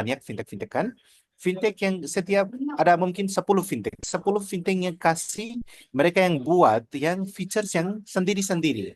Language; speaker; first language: Indonesian; non-native, learner; Nepali